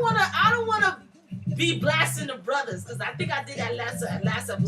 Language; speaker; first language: English; early bilingual, other home language; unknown